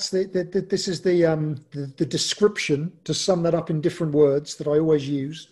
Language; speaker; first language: English; native; English